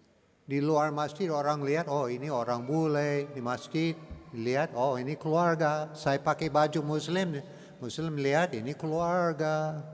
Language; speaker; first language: Indonesian; non-native, learner; English